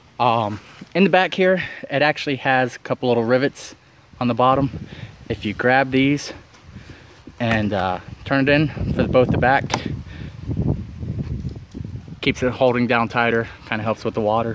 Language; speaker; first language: English; native; English